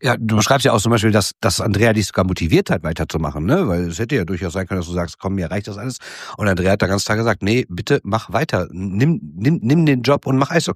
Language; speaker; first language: German; native; German